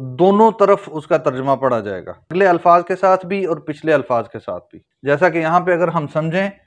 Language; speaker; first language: Urdu; native; Urdu